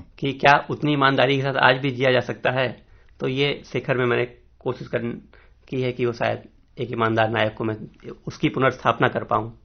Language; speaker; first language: Hindi; native; Hindi